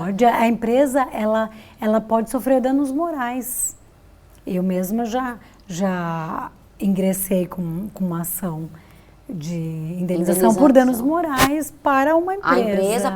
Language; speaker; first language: Portuguese; native; Portuguese